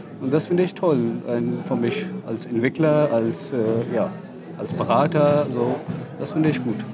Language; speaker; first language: German; non-native, learner; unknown